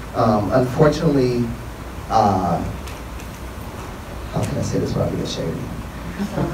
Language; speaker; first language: English; native; English